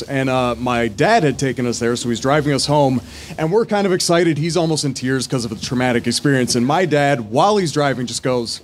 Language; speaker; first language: English; native; English